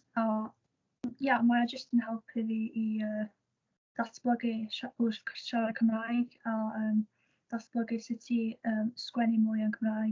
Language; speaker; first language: Welsh; non-native, local second language; English